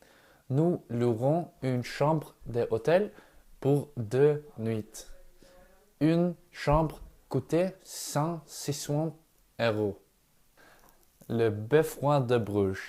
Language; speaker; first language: French; non-native, learner; Norwegian